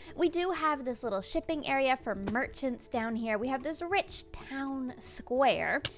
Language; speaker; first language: English; native; English